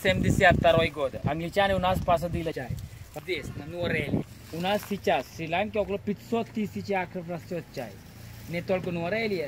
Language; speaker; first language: Russian; non-native, learner; Sinhala